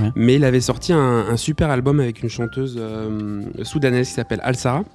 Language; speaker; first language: French; native; French